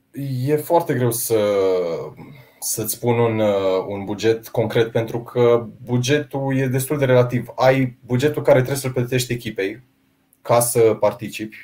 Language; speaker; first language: Romanian; native; Romanian